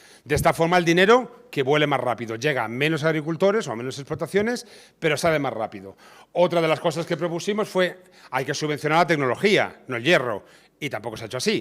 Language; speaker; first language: Spanish; native; Spanish